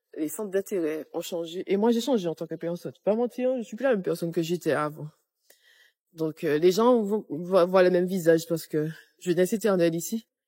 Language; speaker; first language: French; native; French